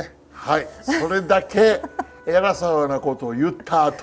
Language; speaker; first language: Japanese; native; Japanese